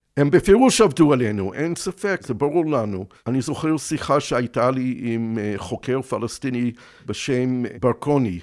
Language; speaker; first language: Hebrew; non-native, fluent; English